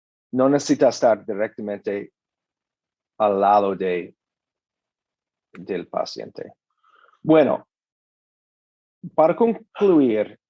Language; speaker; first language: Spanish; non-native, learner; English